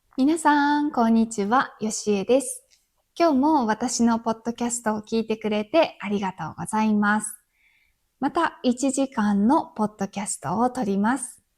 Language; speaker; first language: Japanese; native; Japanese